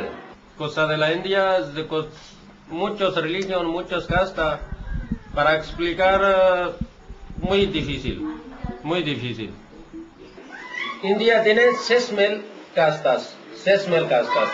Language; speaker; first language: Spanish; non-native, learner; Punjabi